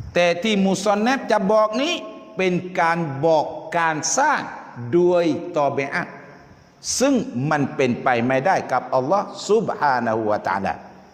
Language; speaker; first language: Thai; non-native, local second language; Malay